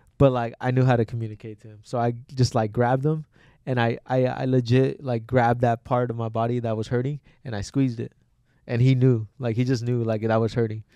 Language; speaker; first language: English; native; English